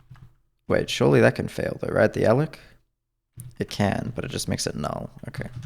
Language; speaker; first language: English; native; English